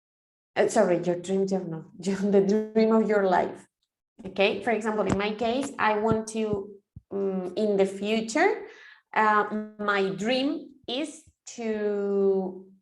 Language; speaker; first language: English; non-native, fluent; Spanish